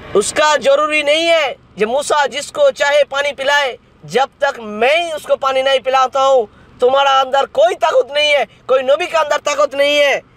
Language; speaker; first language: Hindi; non-native, local second language; Bangla